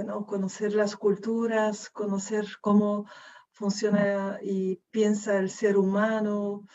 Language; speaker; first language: Spanish; non-native, fluent; Dutch